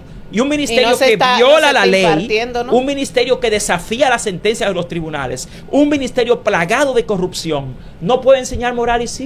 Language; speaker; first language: Spanish; native; Spanish